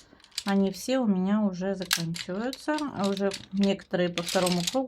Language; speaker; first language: Russian; native; Russian